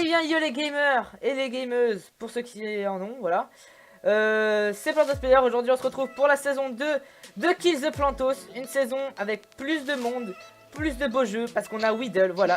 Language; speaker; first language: French; native; French